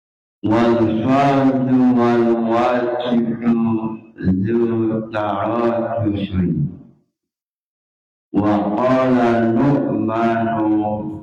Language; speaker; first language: Arabic; non-native, fluent; Indonesian